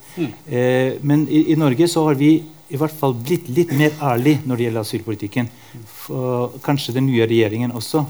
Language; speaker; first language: Norwegian; non-native, fluent; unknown